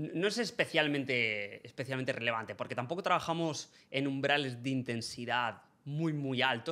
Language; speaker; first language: Spanish; native; Spanish